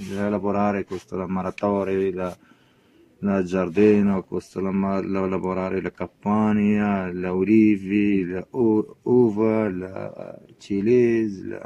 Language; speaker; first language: Italian; non-native, learner; Arabic